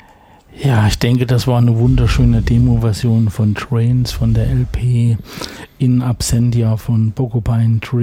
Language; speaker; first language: German; native; German